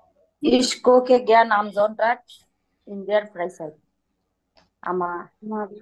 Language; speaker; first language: German; non-native, learner; Bangla